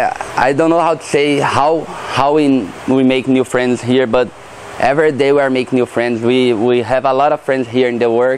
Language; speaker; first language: English; non-native, learner; Portuguese